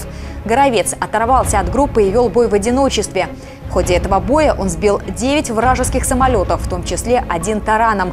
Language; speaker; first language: Russian; native; Russian